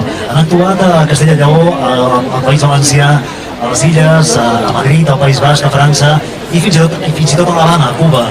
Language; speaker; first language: Catalan; native; Catalan